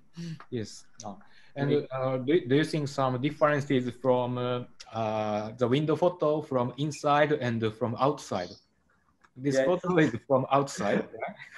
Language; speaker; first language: English; non-native, learner; Japanese